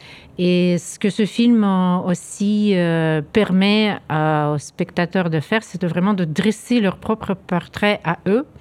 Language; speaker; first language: French; non-native, fluent; Ukrainian